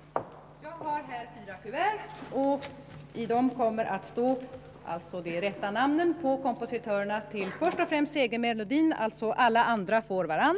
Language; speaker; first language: Swedish; native; Swedish